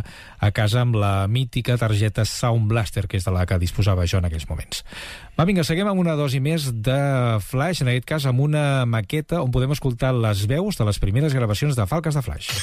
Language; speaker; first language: Catalan; native; Catalan